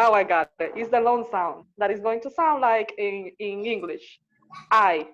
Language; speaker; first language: English; non-native, fluent; Spanish